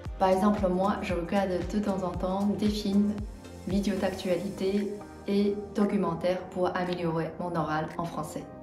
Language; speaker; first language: French; non-native, fluent; Chinese